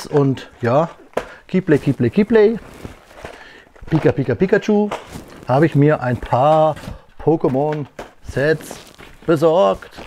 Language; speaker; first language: German; native; German